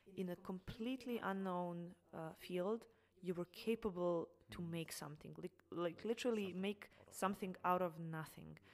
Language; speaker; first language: English; non-native, fluent; Serbian